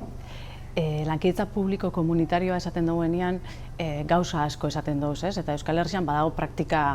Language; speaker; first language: Basque; native; Basque